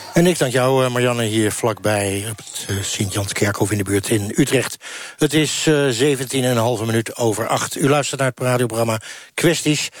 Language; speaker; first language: Dutch; native; Dutch